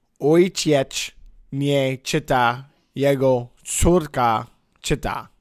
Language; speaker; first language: Polish; non-native, learner; English